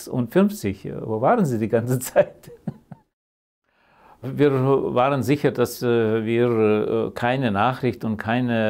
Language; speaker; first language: German; early bilingual, heritage; German